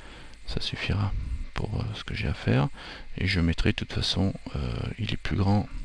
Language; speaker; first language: French; native; French